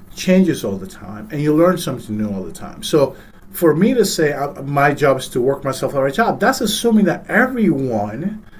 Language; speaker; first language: English; early bilingual, other home language; Spanish